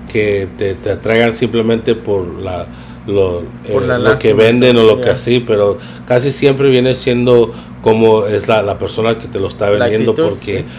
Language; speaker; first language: Spanish; early bilingual, heritage; Spanish